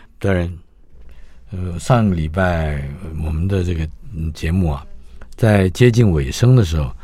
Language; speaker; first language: Chinese; native; Chinese